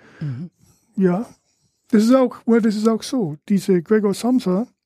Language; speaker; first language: German; non-native, fluent; English